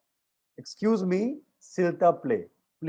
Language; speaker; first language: French; non-native, learner; Hindi